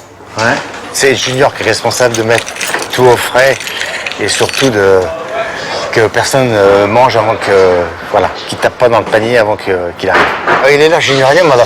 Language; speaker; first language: French; native; French